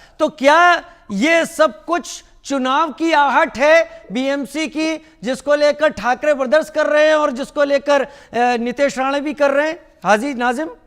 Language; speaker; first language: Hindi; native; Hindi